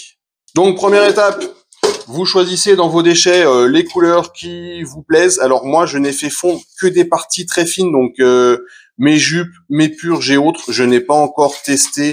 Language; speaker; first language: French; native; French